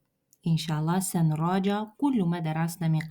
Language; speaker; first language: Arabic; non-native, fluent; Russian